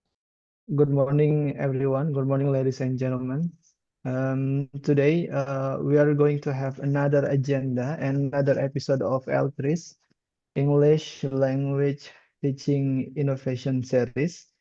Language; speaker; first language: English; non-native, fluent; Indonesian